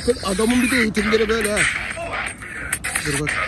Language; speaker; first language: Turkish; native; Turkish